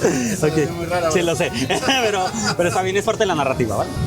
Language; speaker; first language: Spanish; native; Spanish